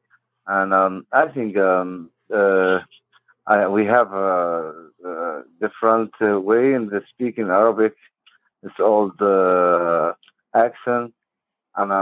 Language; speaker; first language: English; non-native, learner; Arabic